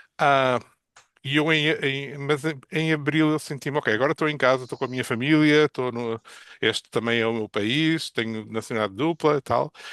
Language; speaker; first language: Portuguese; native; Portuguese